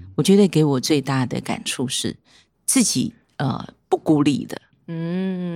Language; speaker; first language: Chinese; non-native, local second language; Hakka Chinese